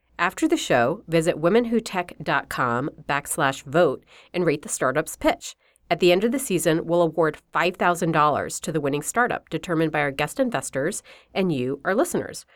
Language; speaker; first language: English; native; English